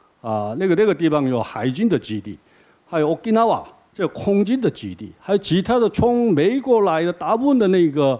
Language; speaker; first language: Chinese; non-native, learner; Korean